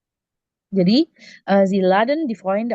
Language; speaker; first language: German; non-native, fluent; Indonesian